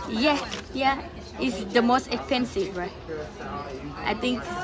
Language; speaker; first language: English; non-native, learner; Thai